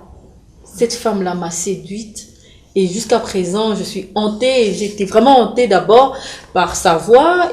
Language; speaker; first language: French; non-native, local second language; Lingala